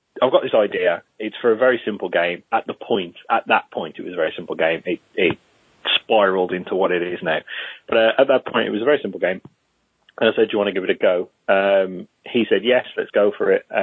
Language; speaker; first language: English; native; English